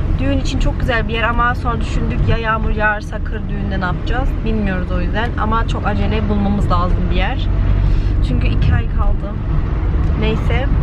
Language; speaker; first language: Turkish; early bilingual, heritage; Turkish